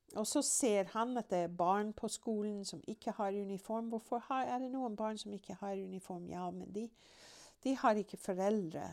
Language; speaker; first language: Norwegian; non-native, fluent; English